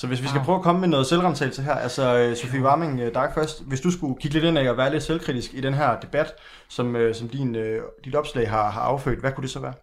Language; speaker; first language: Danish; native; Danish